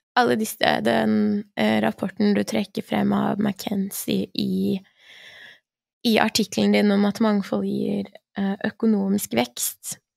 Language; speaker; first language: Norwegian; early bilingual, other home language; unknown